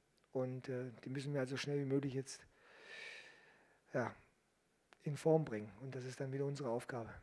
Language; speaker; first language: German; native; German